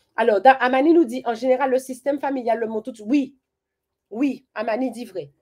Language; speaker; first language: French; native; French